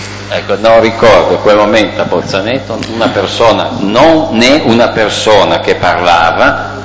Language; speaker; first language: Italian; native; Italian